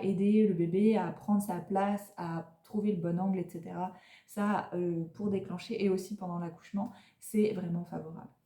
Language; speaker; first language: French; native; French